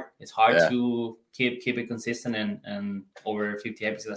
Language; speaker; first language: English; non-native, fluent; Spanish